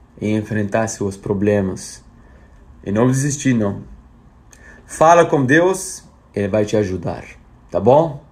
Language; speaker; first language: Portuguese; native; Portuguese